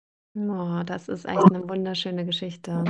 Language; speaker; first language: German; native; German